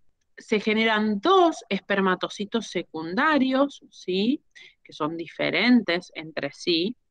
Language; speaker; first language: Spanish; native; Spanish